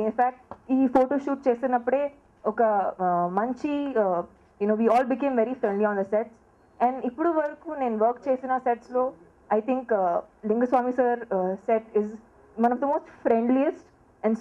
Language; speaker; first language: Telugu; non-native, local second language; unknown